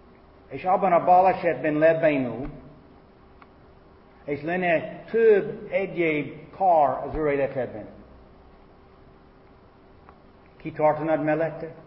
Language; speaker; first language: Hungarian; non-native, fluent; English